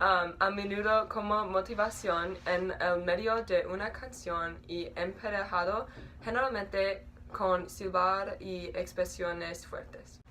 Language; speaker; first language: Spanish; non-native, learner; English